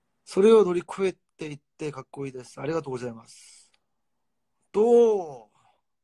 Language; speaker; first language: Japanese; non-native, fluent; Korean